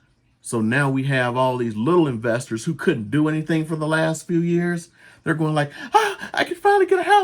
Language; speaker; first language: English; native; English